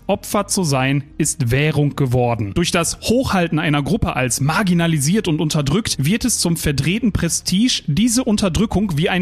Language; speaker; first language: German; native; German